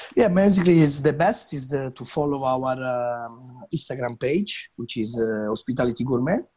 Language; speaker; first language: English; non-native, fluent; Italian